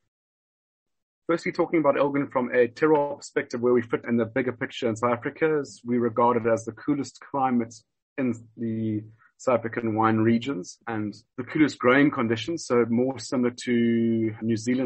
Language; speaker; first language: English; native; English